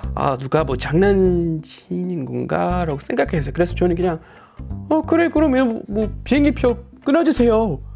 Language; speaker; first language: Korean; non-native, fluent; English